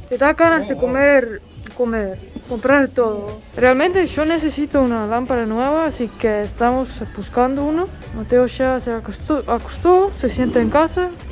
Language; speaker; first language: Spanish; non-native, fluent; Estonian